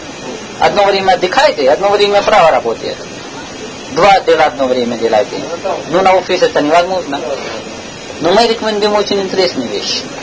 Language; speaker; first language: Russian; non-native, learner; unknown